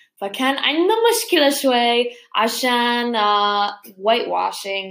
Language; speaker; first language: Arabic; non-native, learner; English